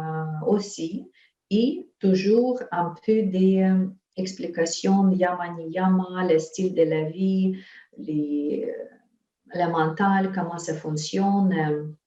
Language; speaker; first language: French; non-native, fluent; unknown